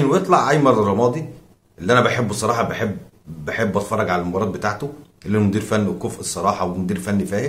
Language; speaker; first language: Arabic; native; Arabic